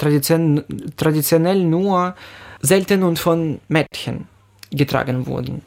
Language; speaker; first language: German; non-native, fluent; Ukrainian